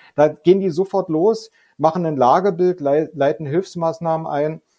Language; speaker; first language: German; native; German